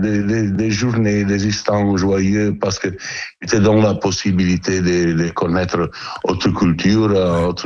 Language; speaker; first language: French; non-native, learner; Italian